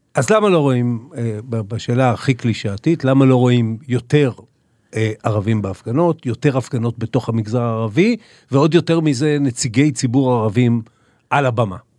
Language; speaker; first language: Hebrew; native; Hebrew